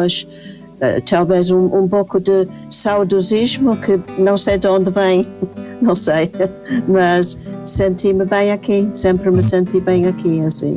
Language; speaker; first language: Portuguese; non-native, fluent; English